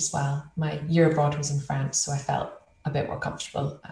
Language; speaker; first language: English; native; English